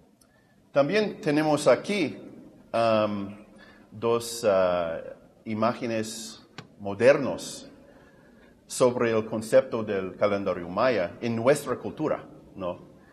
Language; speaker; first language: Spanish; non-native, fluent; English